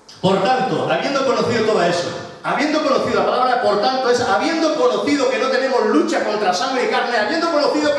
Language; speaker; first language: Spanish; native; Spanish